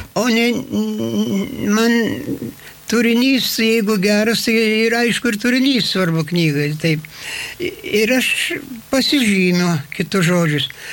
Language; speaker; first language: Lithuanian; native; Lithuanian